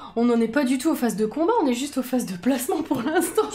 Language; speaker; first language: French; native; French